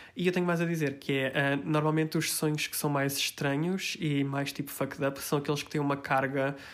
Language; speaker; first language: Portuguese; early bilingual, heritage; Portuguese